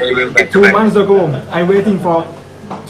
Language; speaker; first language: English; non-native, learner; Thai